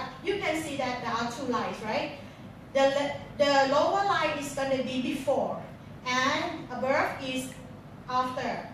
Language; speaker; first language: English; non-native, fluent; Thai